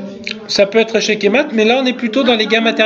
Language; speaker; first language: French; native; French